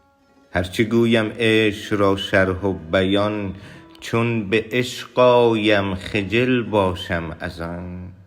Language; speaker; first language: Persian; native; Persian